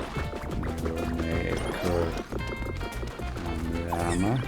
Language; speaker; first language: Irish; non-native, local second language; English